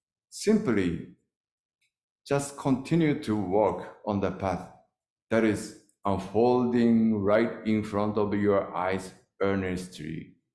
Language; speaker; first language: English; non-native, learner; Japanese